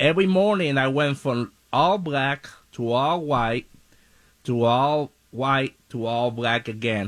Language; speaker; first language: English; non-native, fluent; Spanish